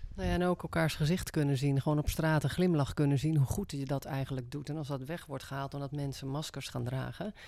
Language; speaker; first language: Dutch; native; Dutch